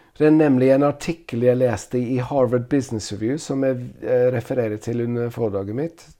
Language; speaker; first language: Norwegian; non-native, fluent; English